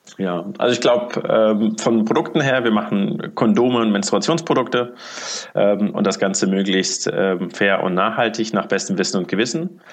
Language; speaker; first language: German; early bilingual, other home language; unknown